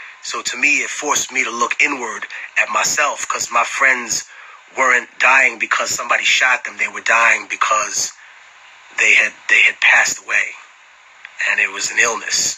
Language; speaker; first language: English; early bilingual, other home language; Spanish